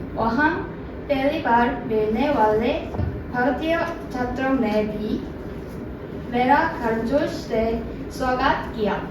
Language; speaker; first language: Hindi; non-native, learner; Korean